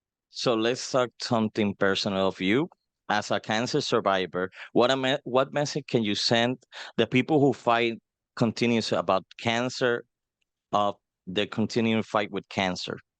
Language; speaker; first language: English; non-native, fluent; Spanish